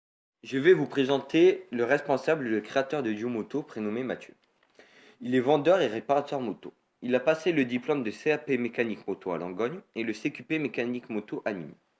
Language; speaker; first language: French; native; French